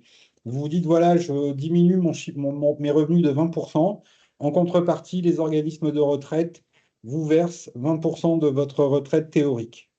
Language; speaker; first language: French; native; French